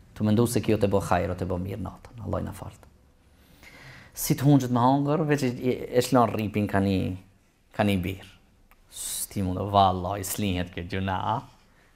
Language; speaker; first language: Albanian; native; Albanian